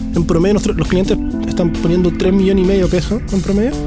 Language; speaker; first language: Spanish; native; Spanish